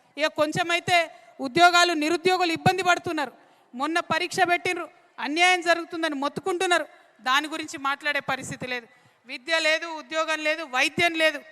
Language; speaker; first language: Telugu; native; Telugu